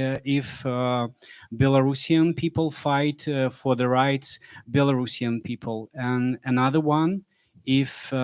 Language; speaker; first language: English; non-native, learner; Russian